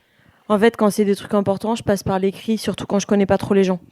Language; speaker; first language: French; native; French